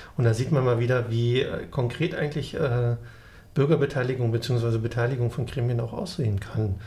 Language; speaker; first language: German; native; German